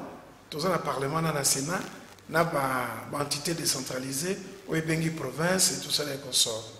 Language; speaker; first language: French; non-native, local second language; Lingala